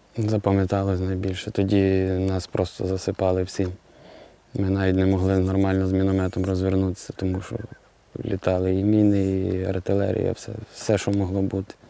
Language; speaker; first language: Ukrainian; native; Ukrainian